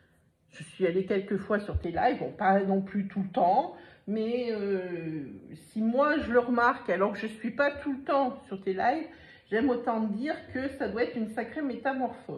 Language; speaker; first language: French; native; French